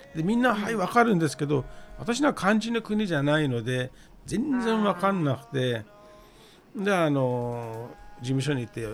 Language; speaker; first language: Japanese; non-native, fluent; Persian